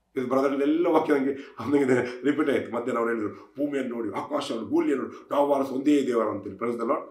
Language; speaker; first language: Kannada; non-native, local second language; Tulu